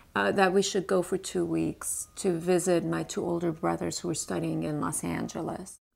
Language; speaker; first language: English; early bilingual, other home language; Persian